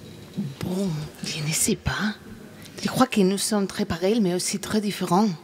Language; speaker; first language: French; non-native, fluent; Spanish